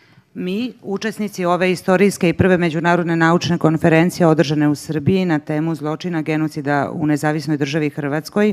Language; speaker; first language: Croatian; native; Croatian